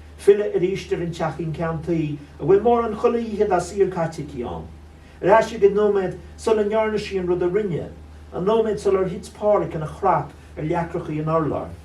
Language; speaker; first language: Irish; non-native, local second language; English